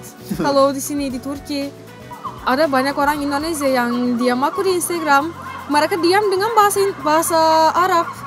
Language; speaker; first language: Indonesian; non-native, fluent; Turkish